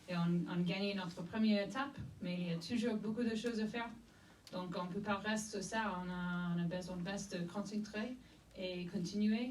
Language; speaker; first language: French; non-native, fluent; English